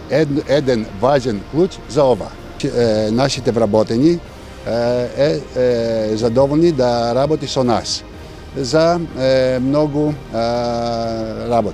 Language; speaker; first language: Macedonian; non-native, learner; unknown